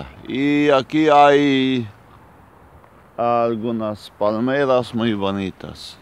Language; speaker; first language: Spanish; non-native, fluent; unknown